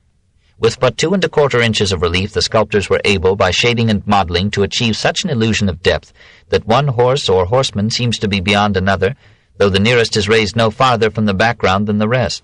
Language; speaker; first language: English; native; English